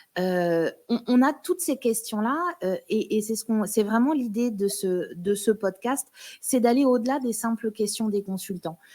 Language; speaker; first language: French; native; French